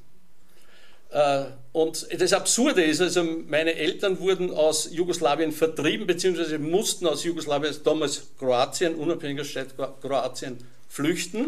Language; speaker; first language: German; native; German